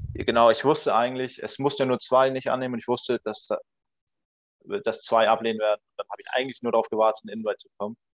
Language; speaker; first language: German; native; German